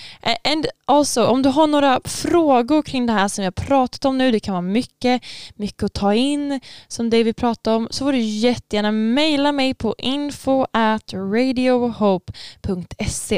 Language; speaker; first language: Swedish; native; Swedish